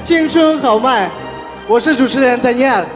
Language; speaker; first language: Chinese; non-native, fluent; Kyrgyz